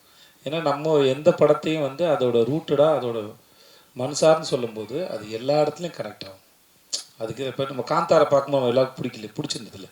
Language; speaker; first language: Tamil; native; Tamil